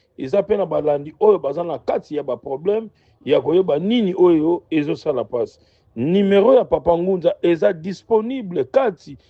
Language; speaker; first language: Lingala; non-native, local second language; Kongo